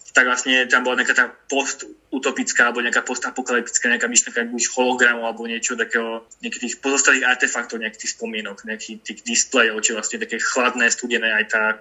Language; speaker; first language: Slovak; non-native, local second language; Hungarian